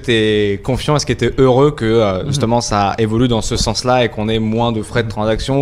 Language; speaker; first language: French; native; French